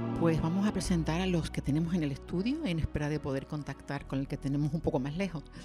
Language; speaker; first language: Spanish; native; Spanish